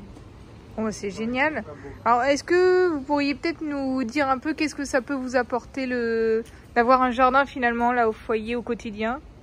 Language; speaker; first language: French; native; French